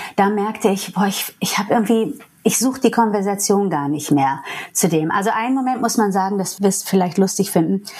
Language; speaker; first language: German; non-native, fluent; English